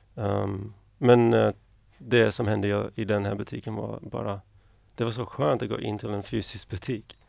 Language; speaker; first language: Swedish; non-native, fluent; English